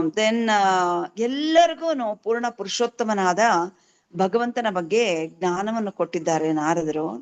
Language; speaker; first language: Kannada; native; Kannada